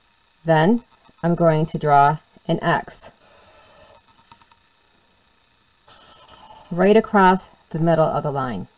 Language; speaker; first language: English; native; English